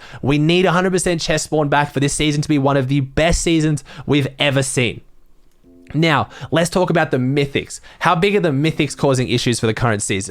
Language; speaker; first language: English; native; English